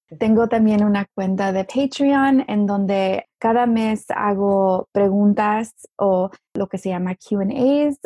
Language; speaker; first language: Spanish; early bilingual, heritage; Spanish